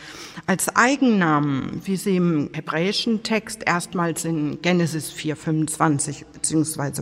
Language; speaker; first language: German; native; German